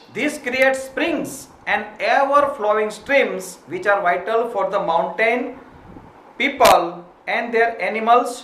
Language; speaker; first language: English; non-native, local second language; Gujarati